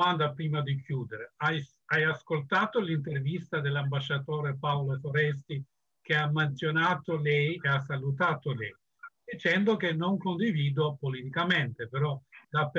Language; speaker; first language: Italian; non-native, fluent; Albanian